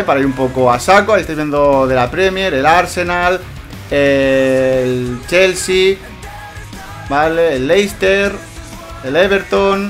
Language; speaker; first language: Spanish; native; Spanish